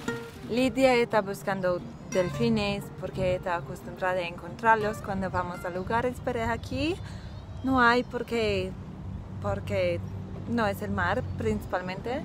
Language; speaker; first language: Spanish; non-native, fluent; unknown